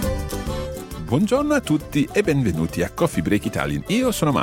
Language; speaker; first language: Italian; non-native, fluent; English